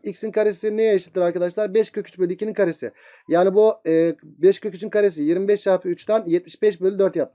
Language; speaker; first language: Turkish; native; Turkish